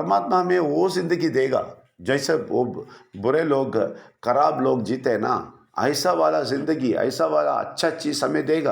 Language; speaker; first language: Hindi; non-native, local second language; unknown